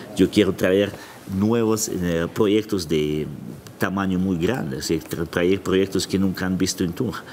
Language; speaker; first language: Spanish; non-native, fluent; Russian